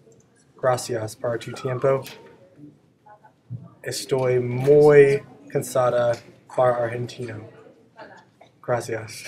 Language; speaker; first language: Spanish; non-native, learner; English